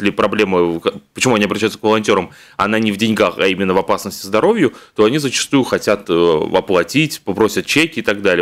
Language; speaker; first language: Russian; native; Russian